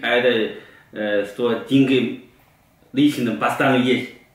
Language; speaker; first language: Russian; non-native, learner; Chinese